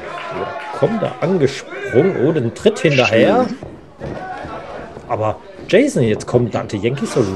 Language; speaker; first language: German; native; German